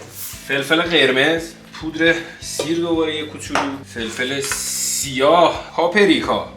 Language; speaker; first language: Persian; native; Persian